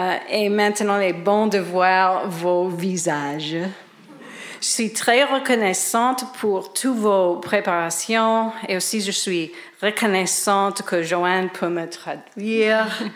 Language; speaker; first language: French; non-native, learner; English